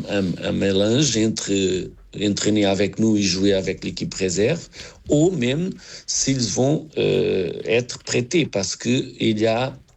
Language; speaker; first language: French; non-native, learner; Portuguese